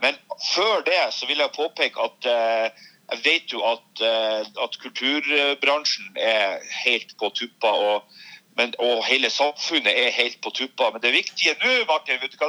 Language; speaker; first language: Norwegian; native; Norwegian